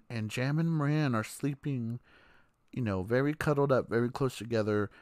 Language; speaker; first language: English; native; English